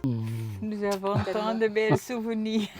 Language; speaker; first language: French; non-native, local second language; Dutch